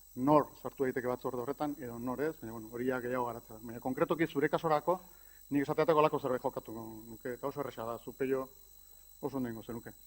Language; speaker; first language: Basque; native; Basque